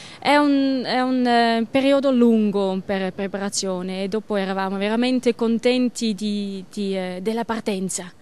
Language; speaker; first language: Italian; non-native, learner; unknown